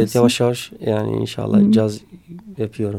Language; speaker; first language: Turkish; non-native, learner; Kurdish